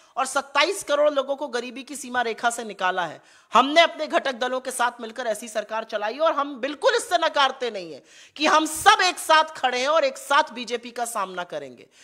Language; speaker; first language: Hindi; native; Hindi